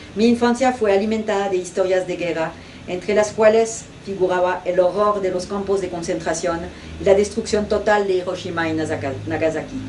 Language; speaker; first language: Spanish; non-native, fluent; French